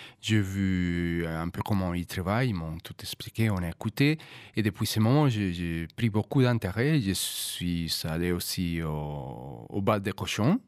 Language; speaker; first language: French; non-native, fluent; Spanish